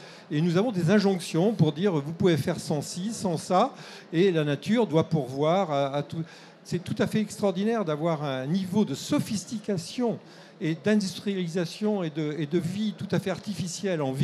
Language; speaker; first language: French; native; French